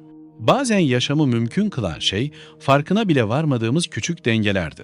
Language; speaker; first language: Turkish; native; Turkish